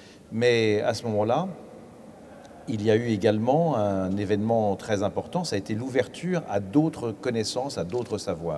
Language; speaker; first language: French; native; French